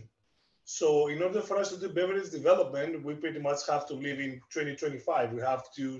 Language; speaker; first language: English; non-native, fluent; Greek